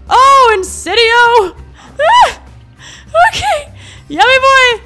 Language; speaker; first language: Spanish; non-native, learner; English